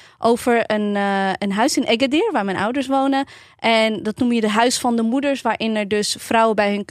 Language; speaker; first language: Dutch; early bilingual, other home language; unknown